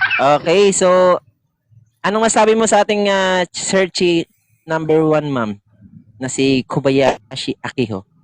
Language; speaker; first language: Filipino; non-native, local second language; Cebuano